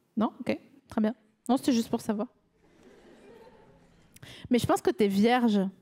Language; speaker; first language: French; native; French